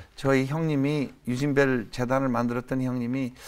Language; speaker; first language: Korean; native; Korean